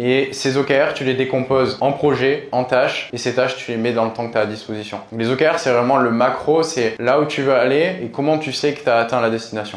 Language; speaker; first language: French; native; French